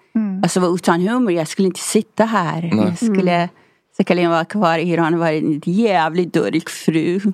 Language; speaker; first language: Swedish; non-native, fluent; Persian